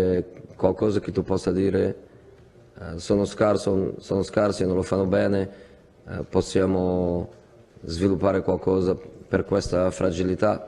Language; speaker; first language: Italian; non-native, fluent; Portuguese